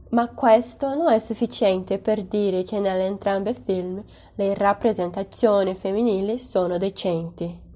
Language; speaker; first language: Italian; non-native, fluent; Portuguese